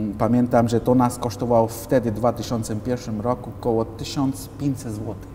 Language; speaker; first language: Polish; non-native, fluent; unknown